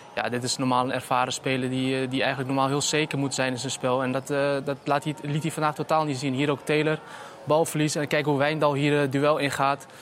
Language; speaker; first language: Dutch; early bilingual, other home language; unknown